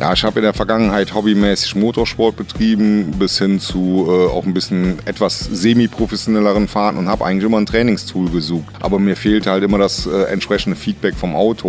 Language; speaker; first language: German; native; German